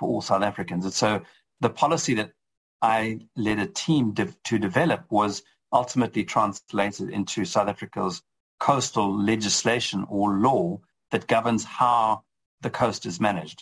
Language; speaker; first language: English; native; English